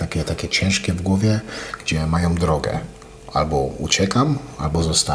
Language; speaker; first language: Polish; non-native, fluent; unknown